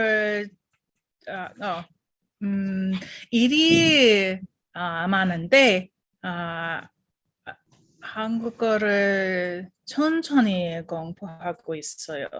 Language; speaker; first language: Korean; non-native, learner; English